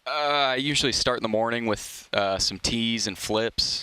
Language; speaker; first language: English; native; English